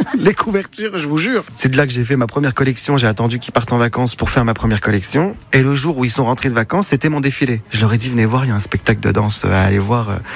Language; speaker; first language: French; early bilingual, other home language; Arabic